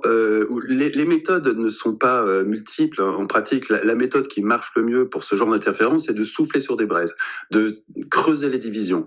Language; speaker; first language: French; native; French